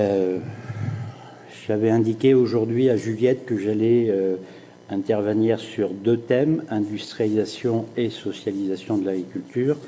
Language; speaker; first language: French; native; French